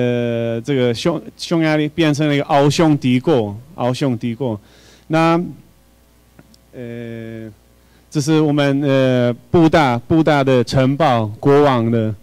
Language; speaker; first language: Chinese; non-native, fluent; Hungarian